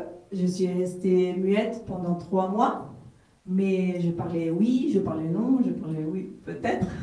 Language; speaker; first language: French; non-native, fluent; Spanish